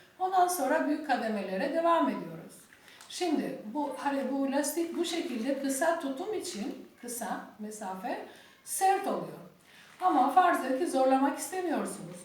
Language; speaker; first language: Turkish; non-native, learner; Albanian